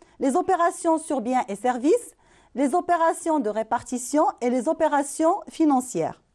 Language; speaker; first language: French; non-native, local second language; Arabic